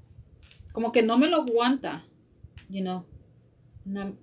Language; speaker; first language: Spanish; early bilingual, heritage; Spanish